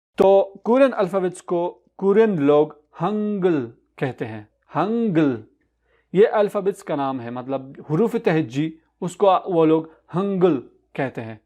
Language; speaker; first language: Urdu; non-native, local second language; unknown